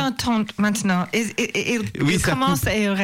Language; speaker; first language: French; non-native, learner; English